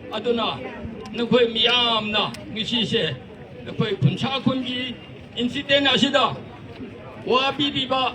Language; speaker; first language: Manipuri; non-native, local second language; Tangkhul Naga (India)